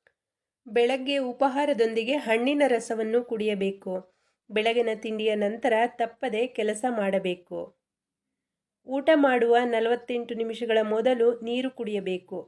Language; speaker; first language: Kannada; native; Kannada